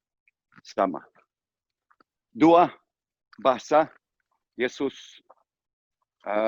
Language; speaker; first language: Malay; non-native, learner; Hebrew